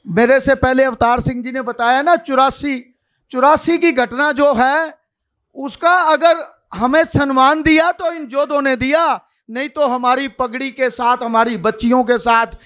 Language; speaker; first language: Hindi; non-native, local second language; Punjabi